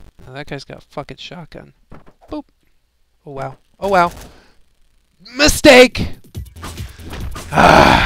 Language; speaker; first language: English; native; English